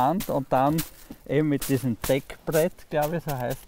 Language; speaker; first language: German; native; German